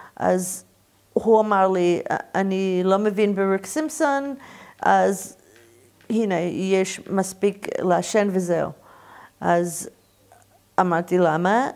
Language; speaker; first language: Hebrew; non-native, learner; English